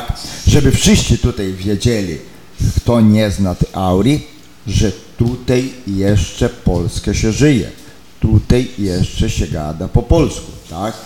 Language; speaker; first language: Polish; early bilingual, heritage; Polish